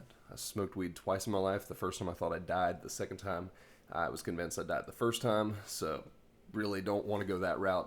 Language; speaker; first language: English; native; English